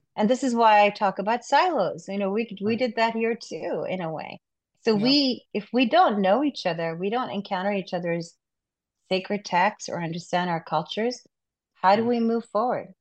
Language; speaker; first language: English; non-native, local second language; Urdu